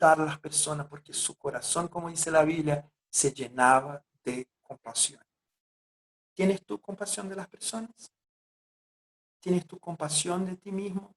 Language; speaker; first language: Spanish; non-native, fluent; Portuguese